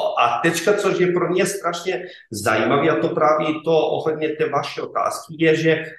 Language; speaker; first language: Czech; non-native, fluent; Serbian